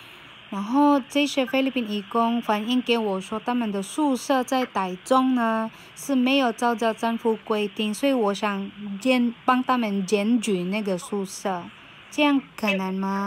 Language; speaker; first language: Chinese; non-native, fluent; Filipino